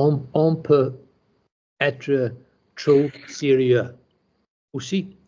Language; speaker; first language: French; non-native, learner; English